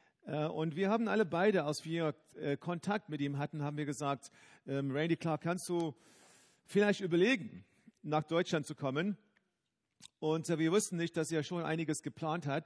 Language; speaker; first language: German; non-native, fluent; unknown